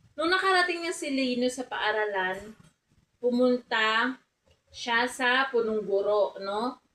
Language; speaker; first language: Filipino; native; Filipino